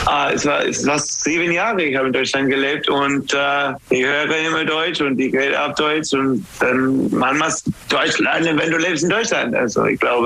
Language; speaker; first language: German; non-native, learner; English